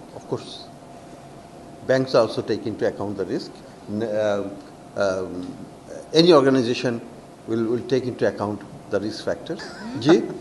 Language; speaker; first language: English; non-native, local second language; Bangla